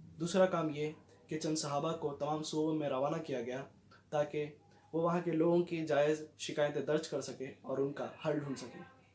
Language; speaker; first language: Urdu; native; Urdu